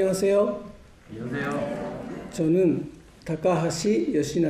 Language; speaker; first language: Korean; non-native, learner; Japanese